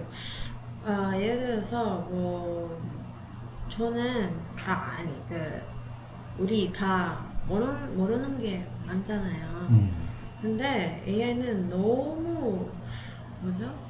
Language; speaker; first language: Korean; non-native, learner; Filipino